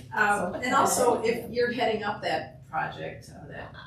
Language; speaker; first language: English; native; English